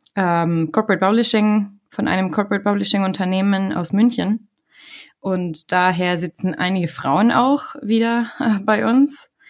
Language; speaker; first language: German; non-native, fluent; Spanish